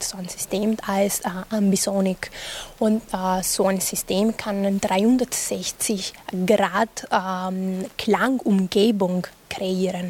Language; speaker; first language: German; non-native, fluent; Italian